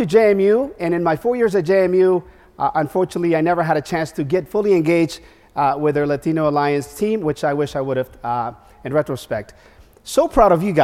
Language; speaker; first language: English; non-native, fluent; Spanish